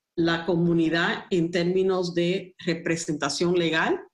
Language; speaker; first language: Spanish; early bilingual, heritage; Spanish